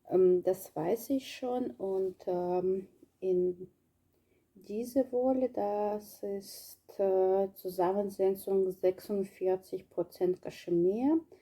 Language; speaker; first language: German; non-native, learner; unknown